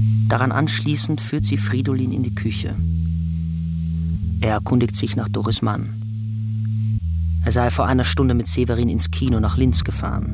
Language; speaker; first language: German; native; German